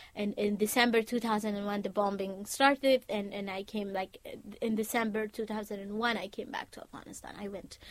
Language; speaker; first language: English; non-native, fluent; Persian